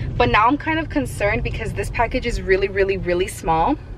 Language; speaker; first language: English; early bilingual, other home language; Spanish